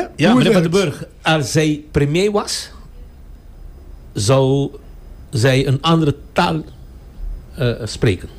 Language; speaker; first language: Dutch; non-native, local second language; Papiamento